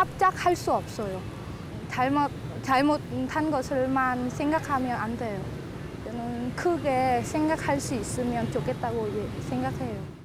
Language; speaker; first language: Korean; non-native, learner; Vietnamese